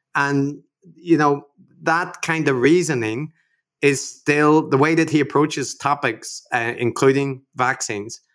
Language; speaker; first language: English; native; English